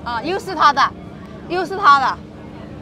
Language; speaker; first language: Chinese; native; Chinese